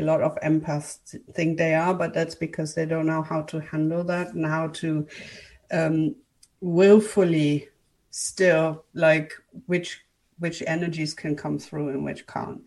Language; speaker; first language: English; non-native, fluent; German